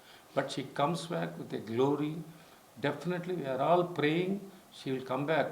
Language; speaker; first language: Telugu; native; Telugu